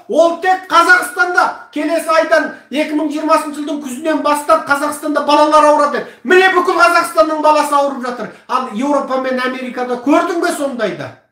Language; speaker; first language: Kazakh; early bilingual, heritage; Kazakh